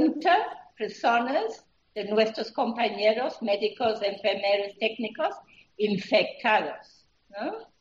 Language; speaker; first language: Spanish; non-native, fluent; English